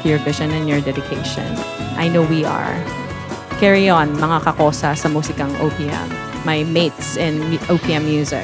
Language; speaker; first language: English; non-native, local second language; Filipino